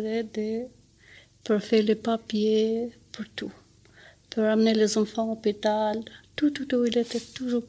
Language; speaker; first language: French; non-native, learner; Albanian